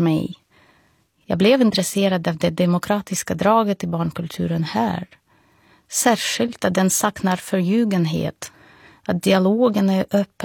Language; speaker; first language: Swedish; non-native, fluent; Russian